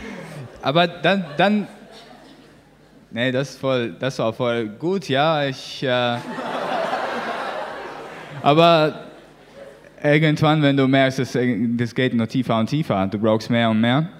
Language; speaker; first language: German; non-native, learner; Latvian